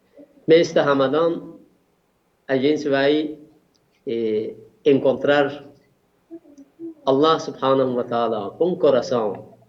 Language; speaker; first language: Portuguese; non-native, learner; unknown